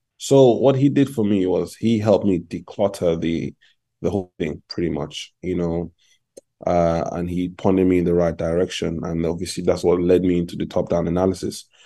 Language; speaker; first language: English; non-native, local second language; Yoruba